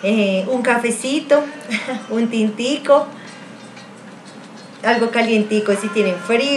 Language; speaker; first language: Spanish; native; Spanish